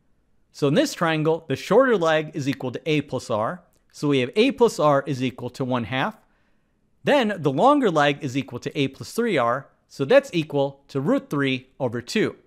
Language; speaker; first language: English; native; English